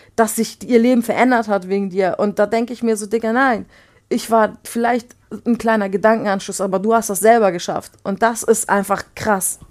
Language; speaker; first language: German; native; German